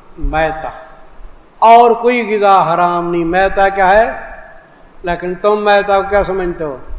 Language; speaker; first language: Urdu; non-native, local second language; Saraiki